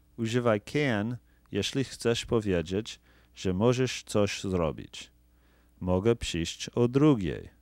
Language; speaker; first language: Polish; non-native, fluent; English